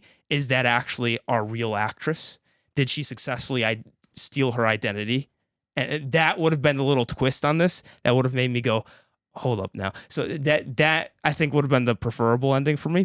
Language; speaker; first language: English; native; English